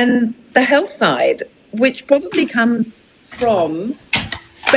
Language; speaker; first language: English; native; English